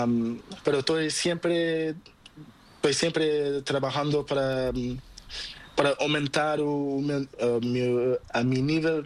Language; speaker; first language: Spanish; non-native, learner; Portuguese